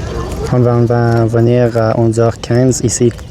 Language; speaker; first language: French; non-native, learner; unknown